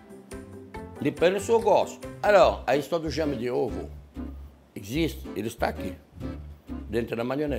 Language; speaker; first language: Portuguese; non-native, fluent; French